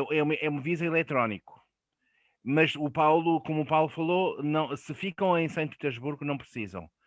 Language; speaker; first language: Portuguese; non-native, fluent; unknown